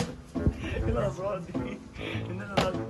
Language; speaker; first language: Arabic; native; Arabic